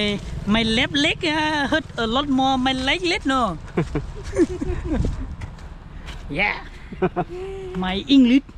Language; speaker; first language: English; non-native, learner; Hmong